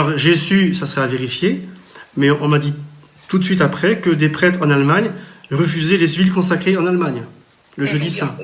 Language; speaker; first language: French; native; French